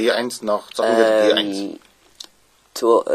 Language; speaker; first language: German; native; German